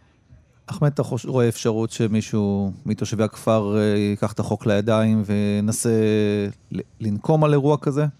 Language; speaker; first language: Hebrew; native; Hebrew